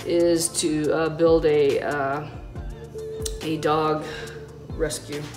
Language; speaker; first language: English; native; English